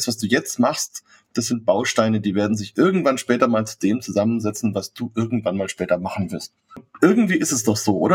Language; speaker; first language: German; native; German